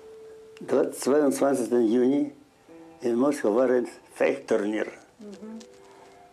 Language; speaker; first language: German; non-native, learner; Russian